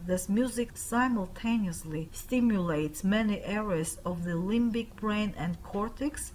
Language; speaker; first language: English; non-native, fluent; Armenian